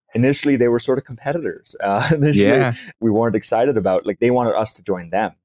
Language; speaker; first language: English; native; English